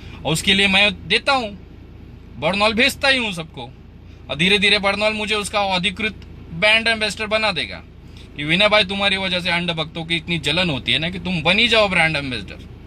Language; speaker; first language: Hindi; native; Hindi